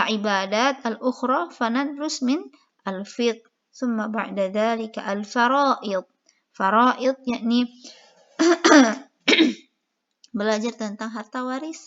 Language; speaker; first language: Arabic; non-native, fluent; Indonesian